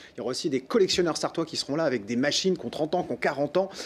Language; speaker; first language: French; native; French